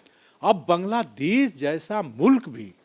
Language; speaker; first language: Hindi; native; Hindi